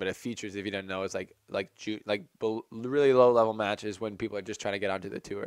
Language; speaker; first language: English; native; English